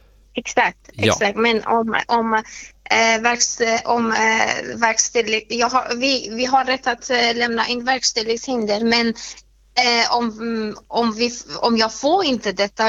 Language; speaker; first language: Swedish; non-native, fluent; Persian